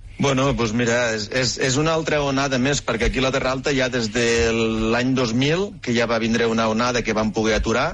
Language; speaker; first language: Catalan; native; Catalan